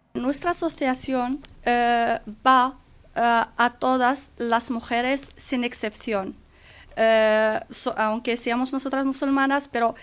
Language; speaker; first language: Spanish; non-native, fluent; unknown